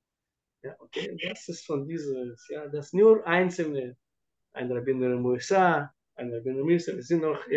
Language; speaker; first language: German; non-native, fluent; Russian